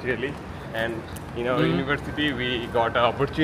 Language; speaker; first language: English; non-native, learner; Bangla